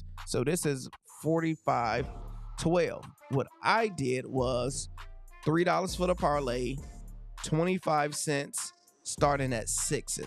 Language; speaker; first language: English; native; English